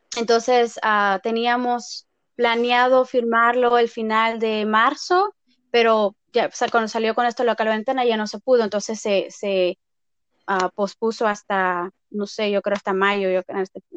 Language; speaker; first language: Spanish; early bilingual, heritage; Spanish